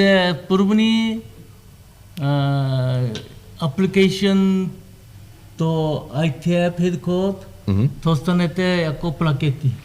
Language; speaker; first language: Czech; non-native, learner; Korean